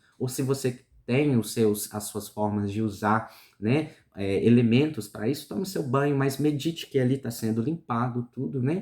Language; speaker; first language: Portuguese; native; Portuguese